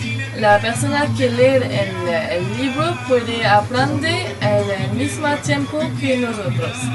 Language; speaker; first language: Spanish; non-native, learner; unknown